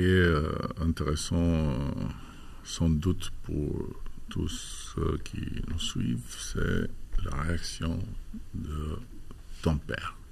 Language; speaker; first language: French; non-native, fluent; Albanian